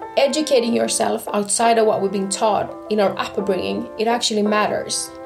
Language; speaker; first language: English; non-native, fluent; Swedish